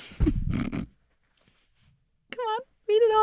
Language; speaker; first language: English; native; English